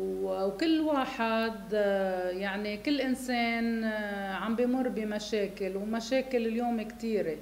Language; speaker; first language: Arabic; native; Arabic